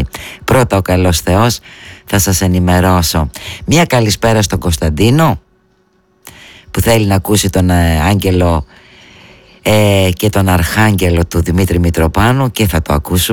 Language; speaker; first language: Greek; native; Greek